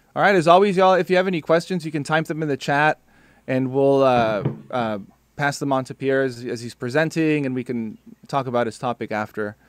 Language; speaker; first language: English; early bilingual, other home language; Spanish